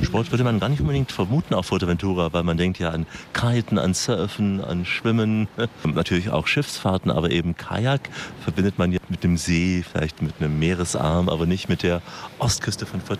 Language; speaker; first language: German; native; German